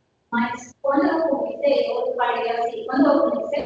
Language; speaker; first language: Portuguese; non-native, learner; Spanish